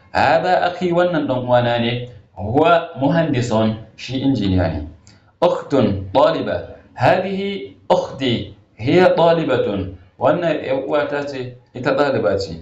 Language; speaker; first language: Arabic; non-native, fluent; Hausa